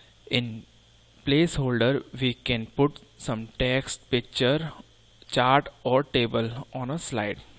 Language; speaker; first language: English; non-native, local second language; Hindi